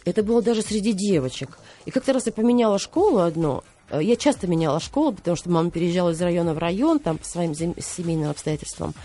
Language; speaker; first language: Russian; native; Russian